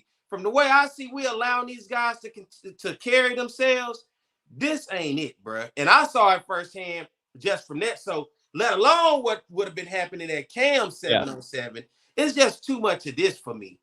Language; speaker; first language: English; native; English